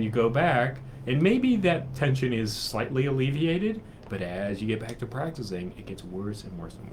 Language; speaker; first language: English; native; English